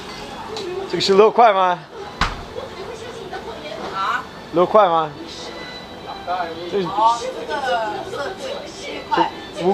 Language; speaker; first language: Chinese; non-native, learner; English